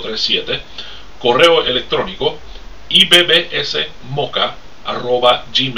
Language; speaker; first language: Spanish; native; Spanish